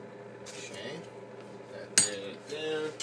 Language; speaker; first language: English; native; English